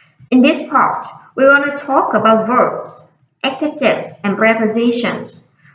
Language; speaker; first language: English; non-native, fluent; Vietnamese